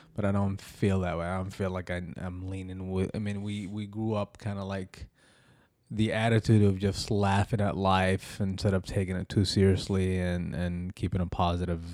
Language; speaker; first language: English; early bilingual, other home language; Arabic